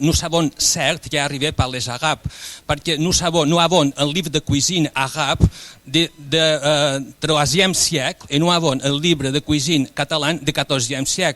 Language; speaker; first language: French; non-native, fluent; Spanish